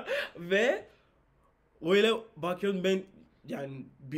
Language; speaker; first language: Turkish; non-native, fluent; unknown